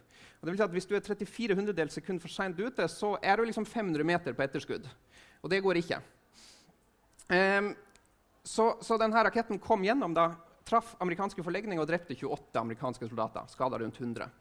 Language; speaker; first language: Norwegian; native; Norwegian